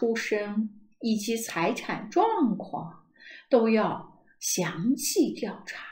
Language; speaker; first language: Chinese; native; Chinese